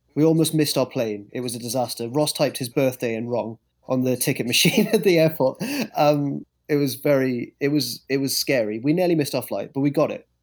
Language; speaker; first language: English; native; English